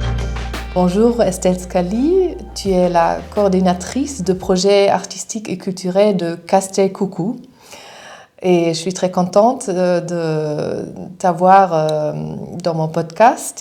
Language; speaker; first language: French; non-native, fluent; German